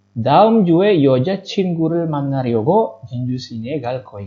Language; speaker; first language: Korean; non-native, fluent; Indonesian